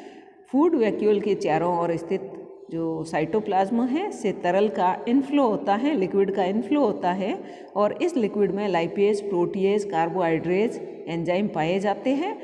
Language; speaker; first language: Hindi; native; Hindi